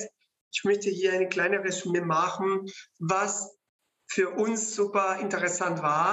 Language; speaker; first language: German; non-native, fluent; Spanish